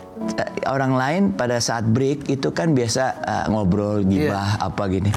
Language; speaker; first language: Indonesian; native; Indonesian